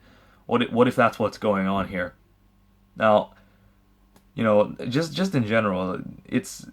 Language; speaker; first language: English; native; English